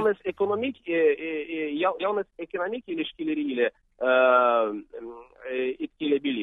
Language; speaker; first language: Turkish; non-native, fluent; Russian